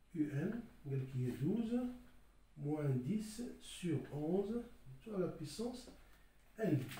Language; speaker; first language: French; non-native, local second language; Arabic